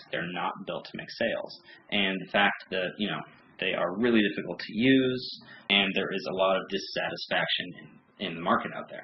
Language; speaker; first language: English; native; English